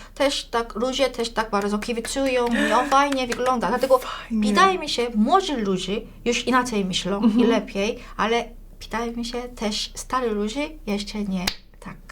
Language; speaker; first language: Polish; non-native, fluent; Korean